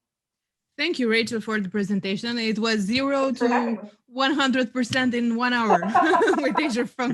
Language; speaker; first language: English; non-native, fluent; Romanian